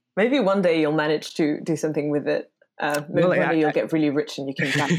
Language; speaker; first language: English; non-native, fluent; French